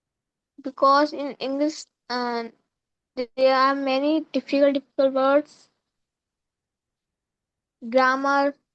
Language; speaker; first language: English; non-native, learner; Hindi